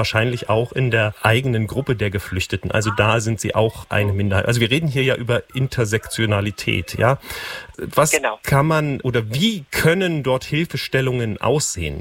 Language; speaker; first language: German; native; German